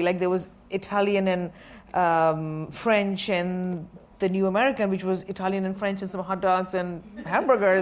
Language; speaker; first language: English; non-native, local second language; Sindhi